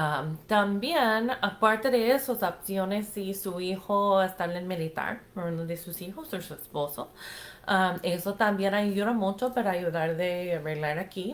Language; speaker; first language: Spanish; non-native, fluent; English